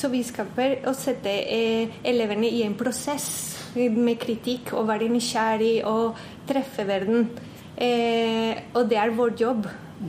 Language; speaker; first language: Norwegian; non-native, fluent; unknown